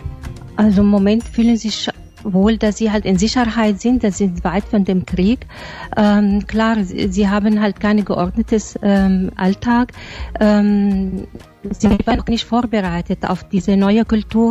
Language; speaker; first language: German; non-native, fluent; Arabic